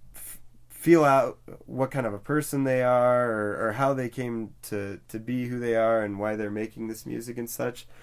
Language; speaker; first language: English; native; English